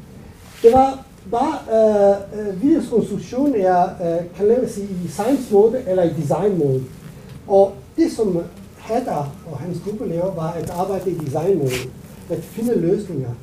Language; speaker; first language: German; non-native, learner; Italian